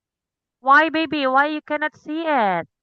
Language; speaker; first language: English; non-native, fluent; Cebuano